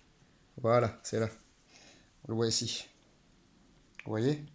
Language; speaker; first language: French; native; French